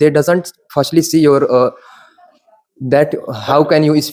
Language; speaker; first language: English; non-native, learner; Hindi